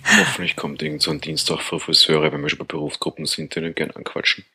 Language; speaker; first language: German; native; German